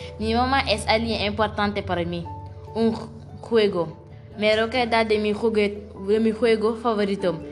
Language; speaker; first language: Spanish; non-native, learner; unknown